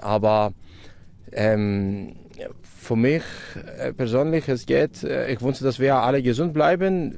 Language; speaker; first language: German; non-native, fluent; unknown